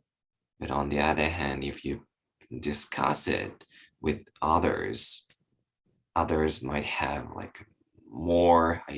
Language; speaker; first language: English; non-native, learner; Japanese